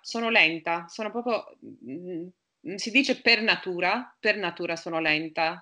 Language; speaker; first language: Italian; non-native, fluent; English